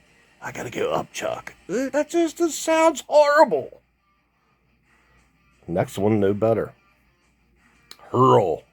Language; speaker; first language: English; native; English